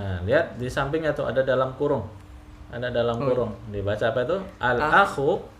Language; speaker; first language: Indonesian; native; Indonesian